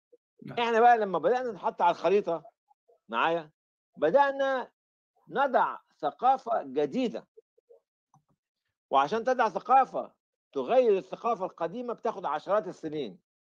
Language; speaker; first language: Arabic; native; Arabic